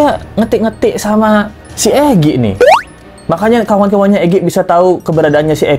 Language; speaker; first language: Indonesian; native; Indonesian